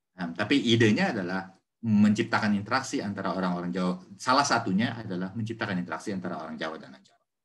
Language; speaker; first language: Indonesian; native; Indonesian